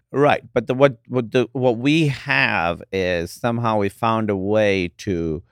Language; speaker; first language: English; non-native, local second language; Urdu